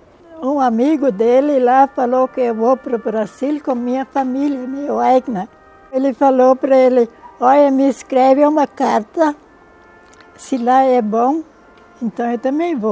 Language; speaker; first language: Portuguese; non-native, local second language; German